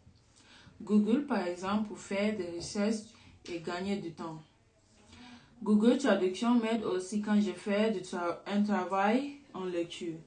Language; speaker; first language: French; non-native, learner; Spanish